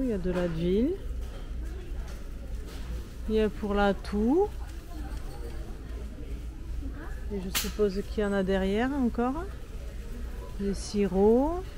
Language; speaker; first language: French; native; French